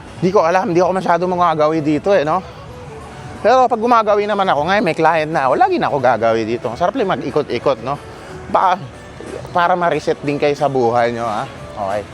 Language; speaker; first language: Filipino; native; Filipino